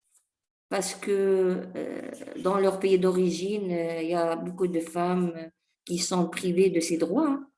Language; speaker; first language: French; non-native, fluent; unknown